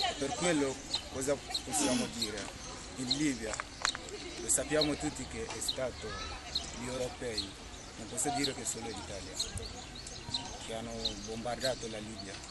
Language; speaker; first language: Italian; non-native, learner; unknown